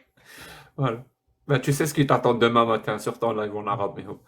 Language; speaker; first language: French; native; French